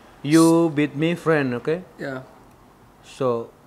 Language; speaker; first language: English; non-native, learner; Indonesian